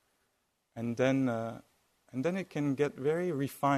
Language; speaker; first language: English; non-native, fluent; French